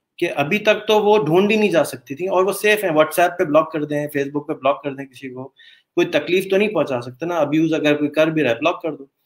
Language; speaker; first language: Urdu; native; Urdu